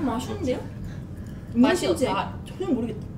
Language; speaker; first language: Korean; non-native, fluent; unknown